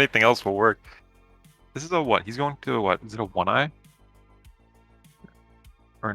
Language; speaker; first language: English; native; English